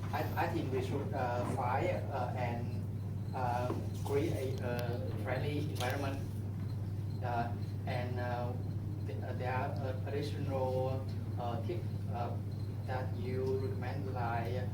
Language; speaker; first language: English; non-native, learner; Vietnamese